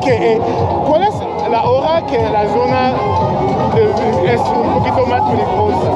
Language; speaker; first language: Spanish; non-native, learner; English